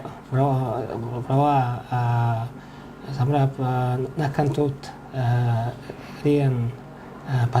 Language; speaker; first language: Thai; non-native, learner; Mongolian